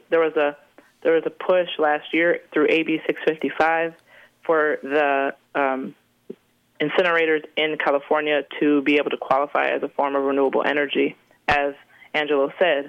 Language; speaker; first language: English; native; English